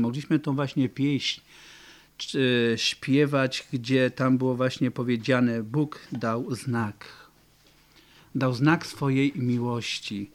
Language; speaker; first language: Polish; native; Polish